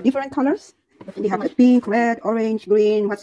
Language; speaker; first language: English; non-native, local second language; Filipino